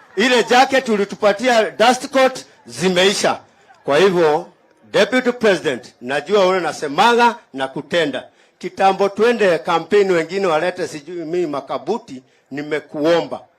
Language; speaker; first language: Swahili; non-native, local second language; Kikuyu